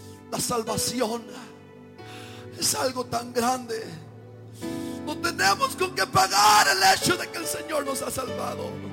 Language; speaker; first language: Spanish; native; Spanish